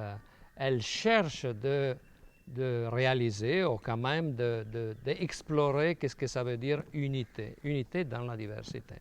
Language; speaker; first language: French; non-native, fluent; Italian